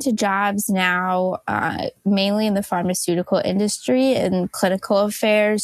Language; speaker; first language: English; native; English